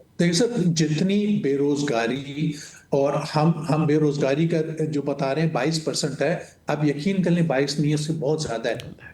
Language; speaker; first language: Urdu; non-native, local second language; Punjabi